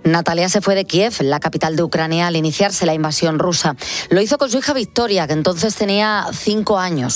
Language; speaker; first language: Spanish; native; Spanish